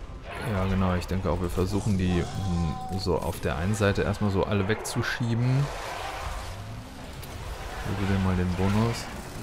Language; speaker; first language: German; native; German